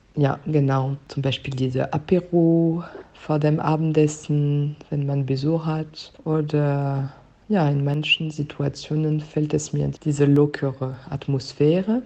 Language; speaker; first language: German; non-native, fluent; French